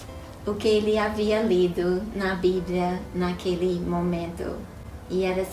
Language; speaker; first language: Portuguese; non-native, fluent; English